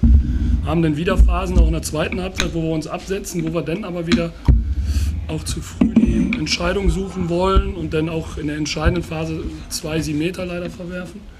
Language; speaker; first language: German; native; German